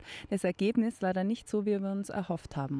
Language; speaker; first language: German; native; German